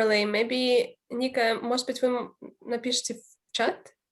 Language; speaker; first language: Russian; native; Russian